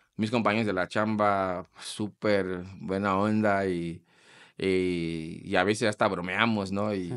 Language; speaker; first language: Spanish; non-native, fluent; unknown